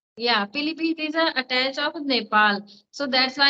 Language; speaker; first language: English; non-native, learner; Hindi